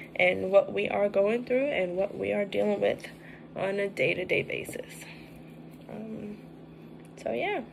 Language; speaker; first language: English; native; English